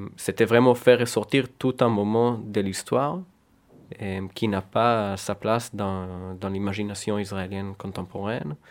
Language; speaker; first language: French; non-native, fluent; Hebrew